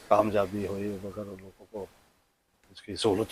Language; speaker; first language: Hindi; non-native, local second language; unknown